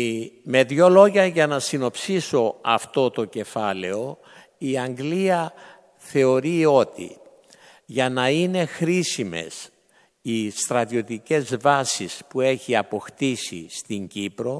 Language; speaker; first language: Greek; native; Greek